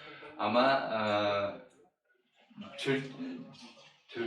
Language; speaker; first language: Turkish; non-native, learner; Kyrgyz